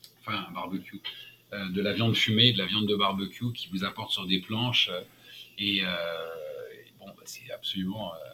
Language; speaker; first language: French; native; French